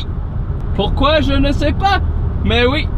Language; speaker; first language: French; non-native, learner; English